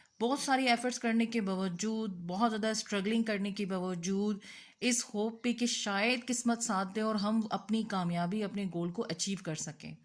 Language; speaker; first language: Urdu; native; Urdu